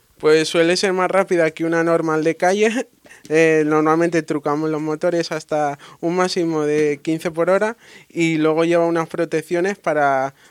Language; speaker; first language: Spanish; native; Spanish